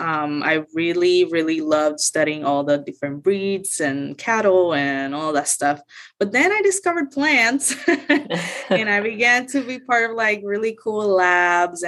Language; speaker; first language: English; non-native, fluent; Spanish